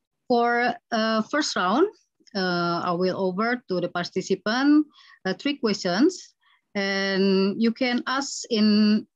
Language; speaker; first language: English; non-native, fluent; Indonesian